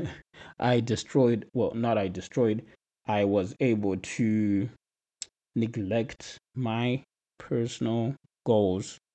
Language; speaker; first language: English; non-native, local second language; Shona